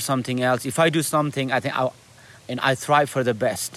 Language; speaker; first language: English; non-native, local second language; Nepali